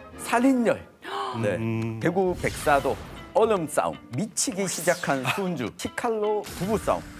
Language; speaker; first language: Korean; native; Korean